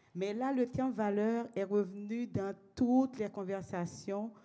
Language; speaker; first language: French; native; French